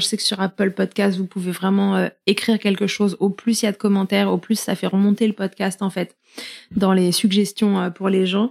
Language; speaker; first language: French; native; French